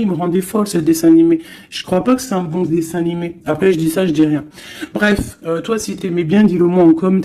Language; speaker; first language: French; native; French